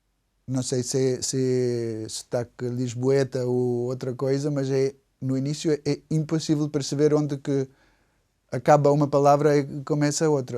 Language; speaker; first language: Portuguese; non-native, fluent; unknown